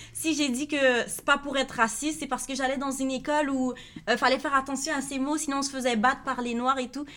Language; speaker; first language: French; native; French